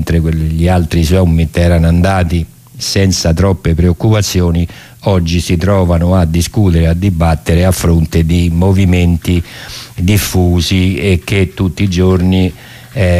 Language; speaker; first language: Italian; native; Italian